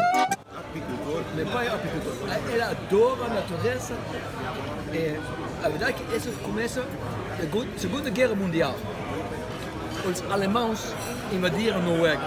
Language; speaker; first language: Portuguese; non-native, fluent; Spanish